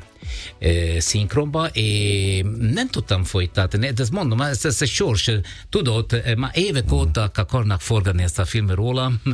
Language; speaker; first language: Hungarian; non-native, fluent; Italian